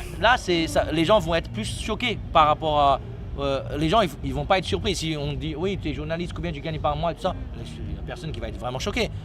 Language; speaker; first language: French; non-native, fluent; Chinese